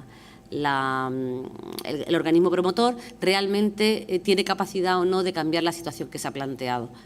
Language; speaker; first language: Spanish; native; Spanish